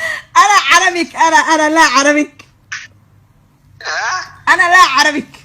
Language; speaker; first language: Arabic; non-native, learner; Somali